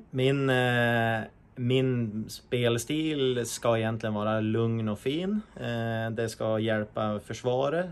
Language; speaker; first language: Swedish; native; Swedish